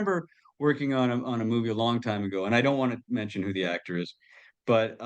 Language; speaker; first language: English; native; English